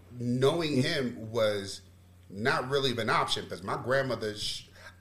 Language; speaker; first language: English; native; English